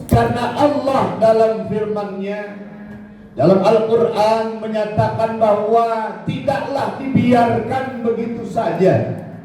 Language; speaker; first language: Indonesian; native; Indonesian